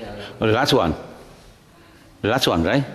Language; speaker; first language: English; non-native, learner; Vietnamese